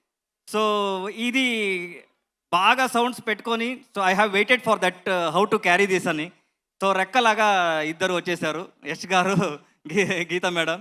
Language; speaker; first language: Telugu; non-native, learner; Kannada